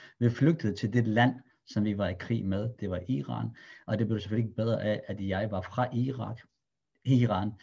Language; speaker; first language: Danish; early bilingual, other home language; Arabic